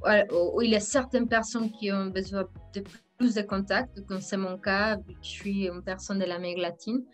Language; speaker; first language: French; non-native, fluent; Spanish